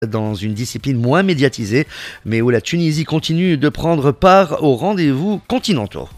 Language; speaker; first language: French; non-native, local second language; Arabic